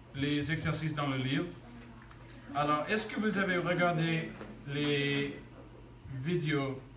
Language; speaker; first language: French; non-native, fluent; English